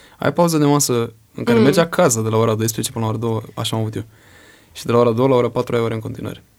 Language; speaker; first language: Romanian; early bilingual, heritage; Romanian